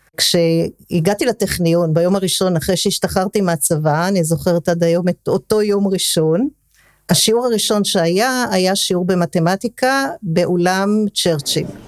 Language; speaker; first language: Hebrew; early bilingual, other home language; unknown